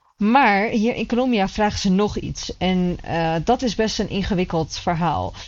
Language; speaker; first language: Dutch; native; Dutch